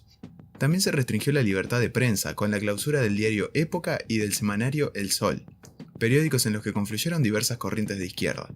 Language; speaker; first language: Spanish; native; Spanish